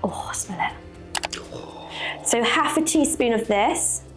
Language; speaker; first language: English; native; English